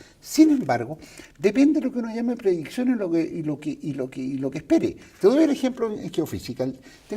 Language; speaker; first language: Spanish; native; Spanish